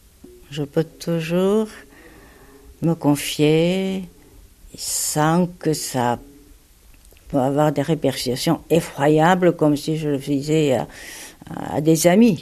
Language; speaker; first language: French; non-native, fluent; Japanese